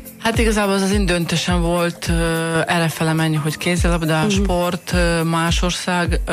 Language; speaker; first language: Hungarian; non-native, fluent; Russian